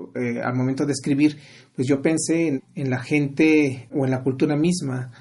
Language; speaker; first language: Spanish; non-native, local second language; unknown